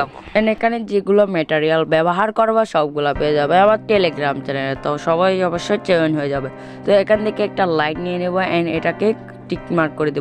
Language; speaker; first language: Bangla; native; Bangla